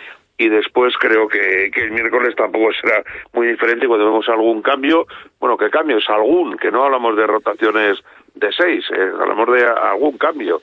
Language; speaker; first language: Spanish; native; Spanish